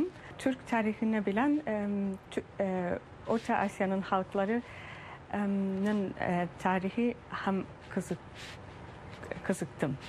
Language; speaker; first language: Turkish; early bilingual, heritage; Turkish